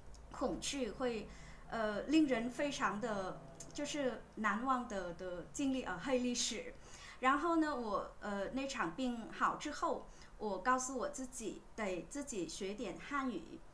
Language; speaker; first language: Chinese; non-native, fluent; Vietnamese